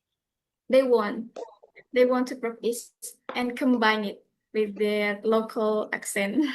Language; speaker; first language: English; non-native, fluent; Indonesian